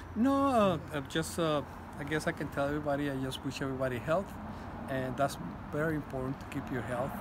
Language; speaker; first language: English; non-native, fluent; Spanish